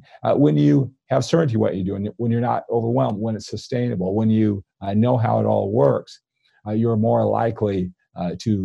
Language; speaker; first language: English; native; English